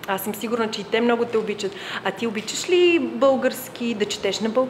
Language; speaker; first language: Bulgarian; native; Bulgarian